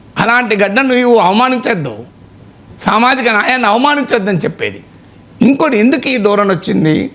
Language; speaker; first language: Telugu; native; Telugu